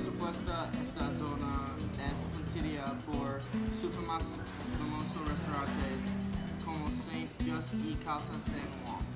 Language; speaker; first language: Spanish; non-native, learner; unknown